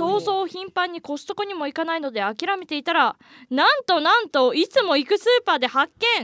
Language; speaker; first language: Japanese; native; Japanese